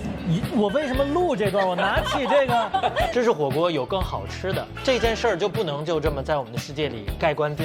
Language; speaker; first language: Chinese; native; Chinese